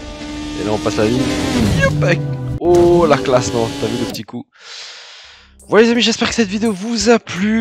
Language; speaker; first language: French; native; French